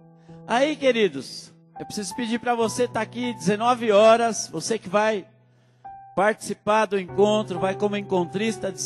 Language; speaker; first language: Portuguese; native; Portuguese